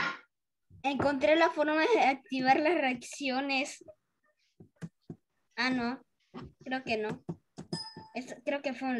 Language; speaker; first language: Spanish; native; Spanish